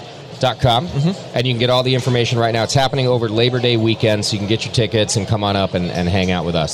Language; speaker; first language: English; native; English